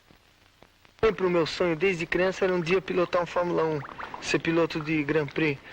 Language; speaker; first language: Portuguese; native; Portuguese